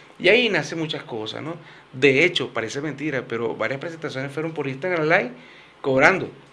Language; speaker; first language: Spanish; native; Spanish